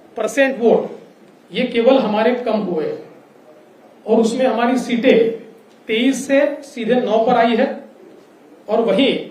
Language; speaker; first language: Hindi; native; Hindi